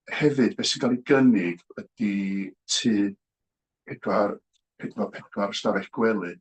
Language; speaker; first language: Welsh; native; Welsh